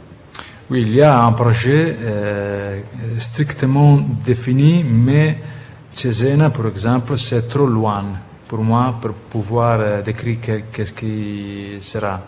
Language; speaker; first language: French; non-native, fluent; Italian